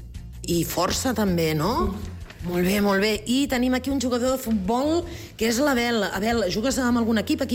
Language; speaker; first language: Catalan; native; Catalan